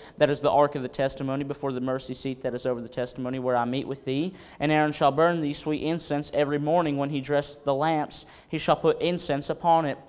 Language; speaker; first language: English; native; English